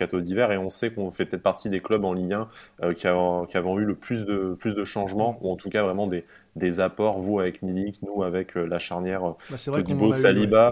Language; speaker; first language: French; native; French